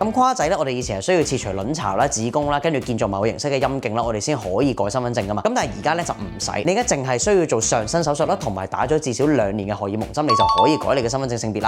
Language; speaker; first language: Cantonese; native; Cantonese